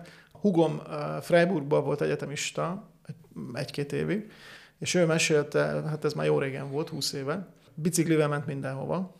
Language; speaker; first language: Hungarian; native; Hungarian